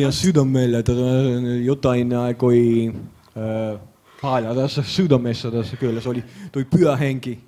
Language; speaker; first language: Finnish; non-native, learner; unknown